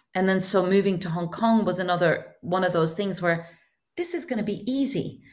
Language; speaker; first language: English; non-native, fluent; Norwegian